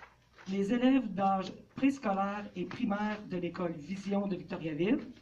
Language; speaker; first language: French; native; French